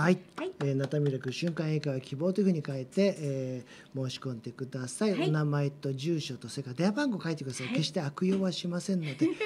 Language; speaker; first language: Japanese; native; Japanese